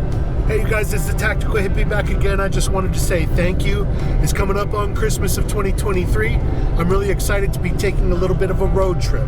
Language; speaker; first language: English; native; English